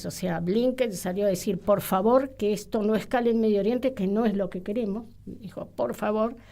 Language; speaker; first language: Spanish; native; Spanish